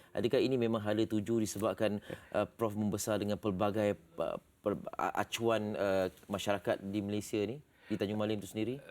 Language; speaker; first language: Malay; native; Malay